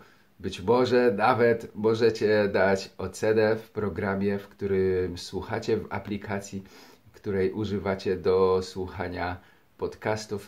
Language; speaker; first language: Polish; native; Polish